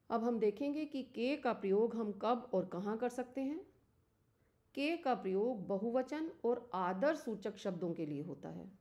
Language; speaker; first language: Hindi; native; Hindi